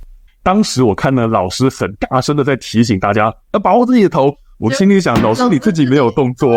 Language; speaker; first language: Chinese; native; Chinese